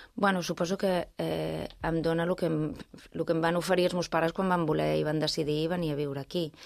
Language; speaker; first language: Catalan; non-native, local second language; Spanish